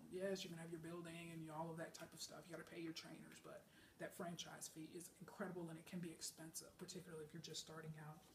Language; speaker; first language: English; native; English